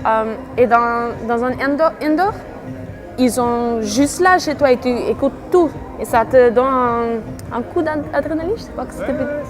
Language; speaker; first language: French; non-native, fluent; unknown